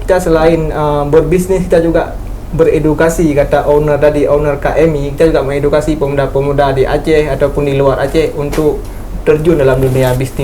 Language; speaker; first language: Indonesian; native; Indonesian